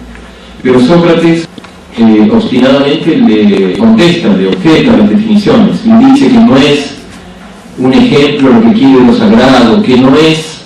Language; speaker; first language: Spanish; native; Spanish